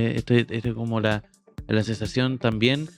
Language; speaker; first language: Spanish; native; Spanish